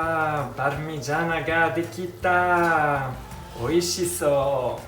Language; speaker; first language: Japanese; non-native, learner; Italian